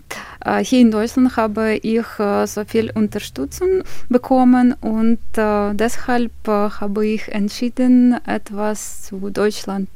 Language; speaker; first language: German; non-native, learner; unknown